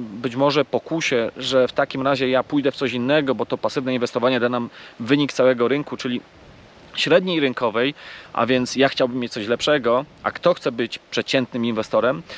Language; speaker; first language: Polish; native; Polish